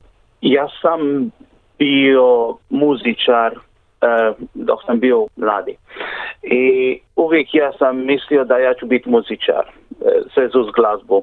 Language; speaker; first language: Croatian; early bilingual, heritage; English